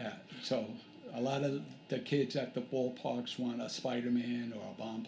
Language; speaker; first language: English; native; English